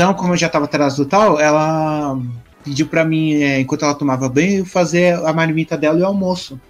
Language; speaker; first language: Portuguese; native; Portuguese